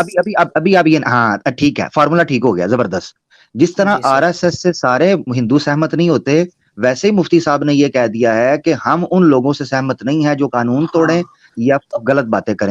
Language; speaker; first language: Hindi; native; Hindi